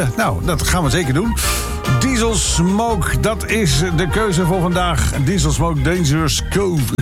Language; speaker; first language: Dutch; native; Dutch